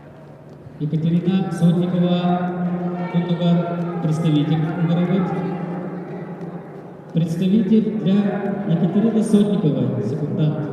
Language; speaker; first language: Russian; non-native, local second language; Yakut